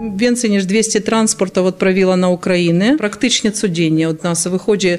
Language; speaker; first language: Polish; non-native, learner; Ukrainian